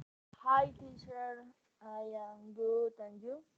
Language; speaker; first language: English; non-native, learner; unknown